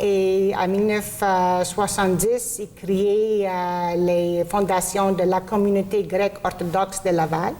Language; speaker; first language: French; non-native, local second language; Greek